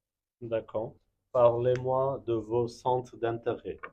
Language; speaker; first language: French; non-native, fluent; Bangla